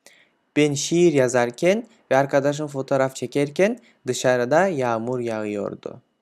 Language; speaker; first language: Turkish; non-native, fluent; Kyrgyz